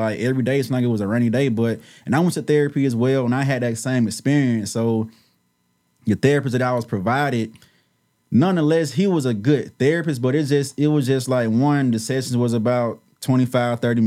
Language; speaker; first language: English; native; English